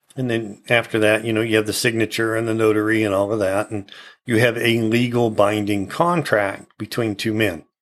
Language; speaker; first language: English; native; English